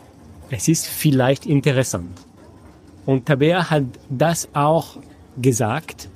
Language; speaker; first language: German; non-native, fluent; French